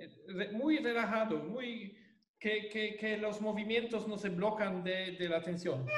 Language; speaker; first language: Spanish; non-native, fluent; German